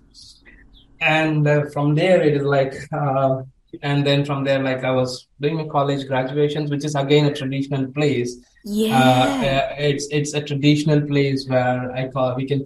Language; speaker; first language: English; non-native, local second language; Tamil